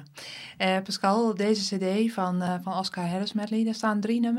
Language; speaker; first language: Dutch; native; Dutch